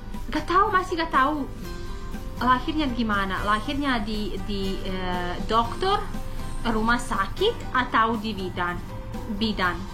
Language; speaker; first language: Indonesian; non-native, learner; English